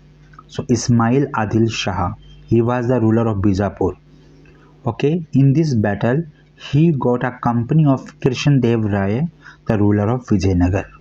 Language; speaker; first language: English; non-native, local second language; Hindi